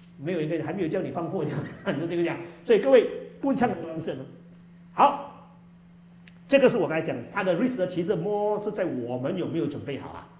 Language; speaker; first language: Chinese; native; Chinese